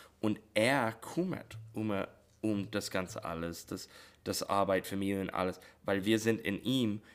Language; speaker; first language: German; non-native, learner; English